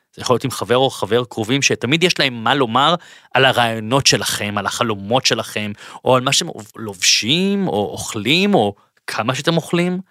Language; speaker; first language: Hebrew; native; Hebrew